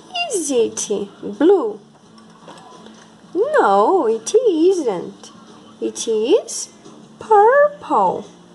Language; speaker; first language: English; non-native, fluent; Portuguese